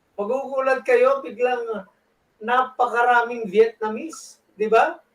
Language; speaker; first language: Filipino; native; Filipino